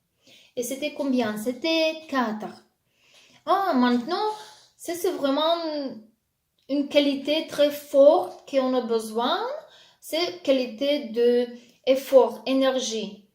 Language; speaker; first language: French; non-native, fluent; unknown